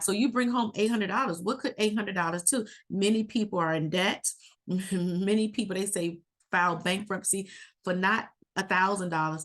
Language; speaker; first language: English; native; English